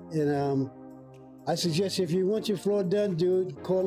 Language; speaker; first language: English; native; English